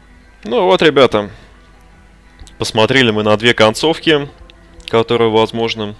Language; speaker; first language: Russian; native; Russian